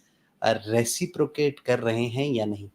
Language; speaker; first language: Hindi; native; Hindi